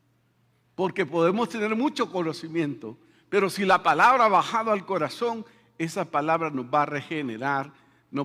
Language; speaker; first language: Spanish; native; Spanish